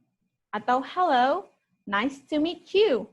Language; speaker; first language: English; non-native, fluent; Indonesian